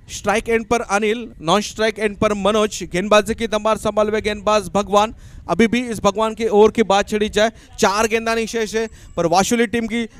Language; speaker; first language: Hindi; non-native, local second language; Marathi